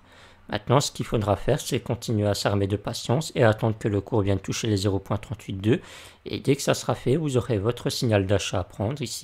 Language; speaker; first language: French; native; French